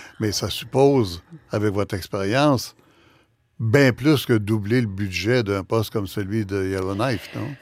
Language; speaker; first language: French; native; French